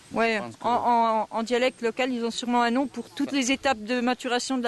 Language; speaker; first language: French; native; French